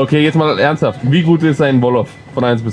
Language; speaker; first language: German; native; German